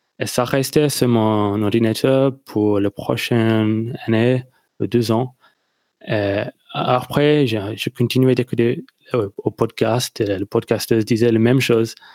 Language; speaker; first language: French; non-native, learner; English